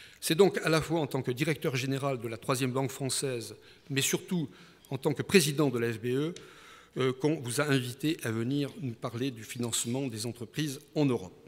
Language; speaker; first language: French; native; French